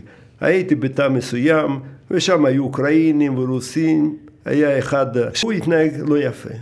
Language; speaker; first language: Hebrew; non-native, fluent; Russian